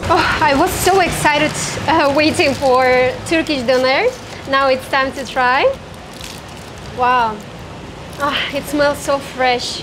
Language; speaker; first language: English; non-native, fluent; Kazakh